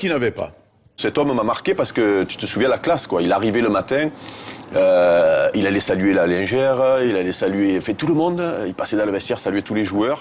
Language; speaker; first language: French; native; French